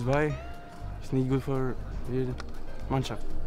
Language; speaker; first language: German; non-native, learner; Albanian